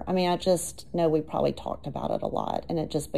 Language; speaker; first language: English; native; English